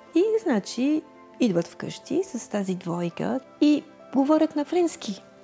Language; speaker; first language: Bulgarian; non-native, fluent; French